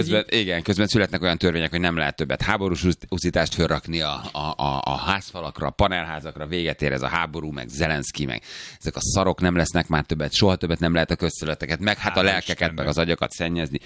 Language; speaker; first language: Hungarian; native; Hungarian